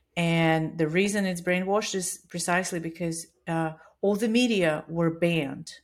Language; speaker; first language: English; non-native, fluent; Russian